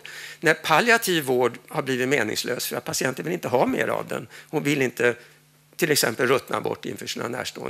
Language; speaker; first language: Swedish; native; Swedish